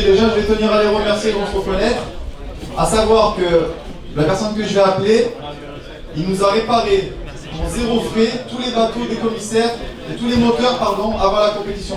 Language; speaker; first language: French; native; French